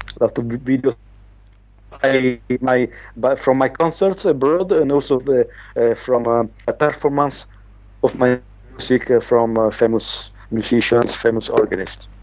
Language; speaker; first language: English; non-native, learner; Italian